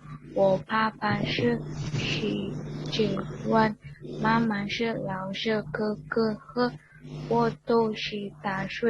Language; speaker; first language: Chinese; non-native, learner; Indonesian